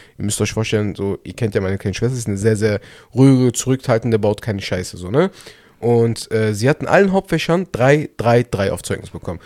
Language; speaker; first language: German; early bilingual, other home language; Turkish